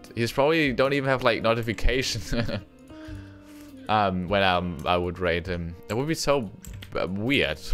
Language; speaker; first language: English; non-native, fluent; German